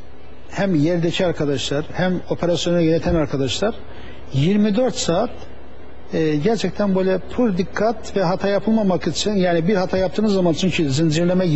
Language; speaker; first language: Turkish; native; Turkish